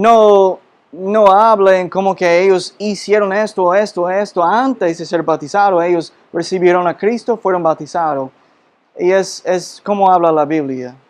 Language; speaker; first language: Spanish; non-native, fluent; English